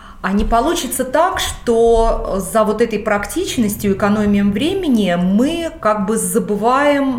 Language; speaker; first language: Russian; native; Russian